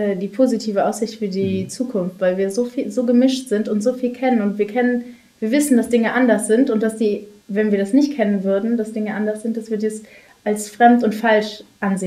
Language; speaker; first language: German; native; German